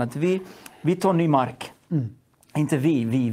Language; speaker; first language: Swedish; non-native, fluent; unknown